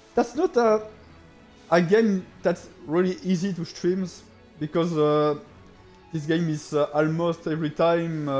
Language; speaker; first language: English; non-native, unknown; French